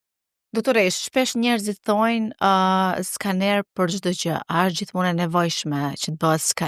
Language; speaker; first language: Albanian; native; Albanian